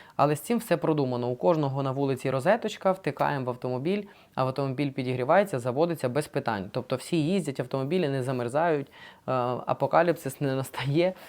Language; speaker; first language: Ukrainian; non-native, local second language; Russian